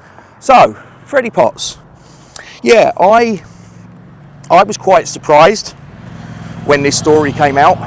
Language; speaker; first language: English; native; English